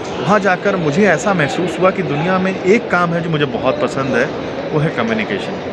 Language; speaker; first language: Hindi; native; Hindi